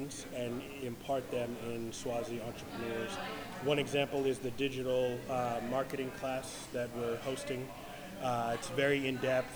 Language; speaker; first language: English; native; English